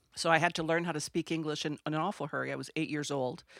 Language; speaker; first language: English; non-native, fluent; French